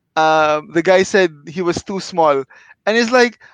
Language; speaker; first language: English; non-native, local second language; Filipino